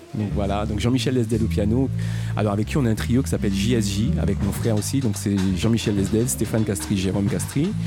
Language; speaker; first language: French; native; French